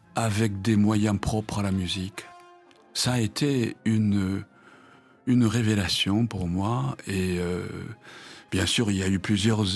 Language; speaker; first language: French; non-native, fluent; Japanese